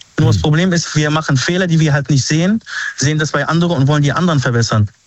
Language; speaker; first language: German; early bilingual, other home language; Arabic